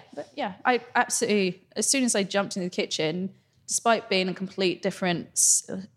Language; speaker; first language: English; native; English